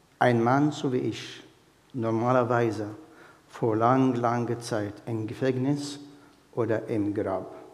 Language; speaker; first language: German; non-native, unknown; Arabic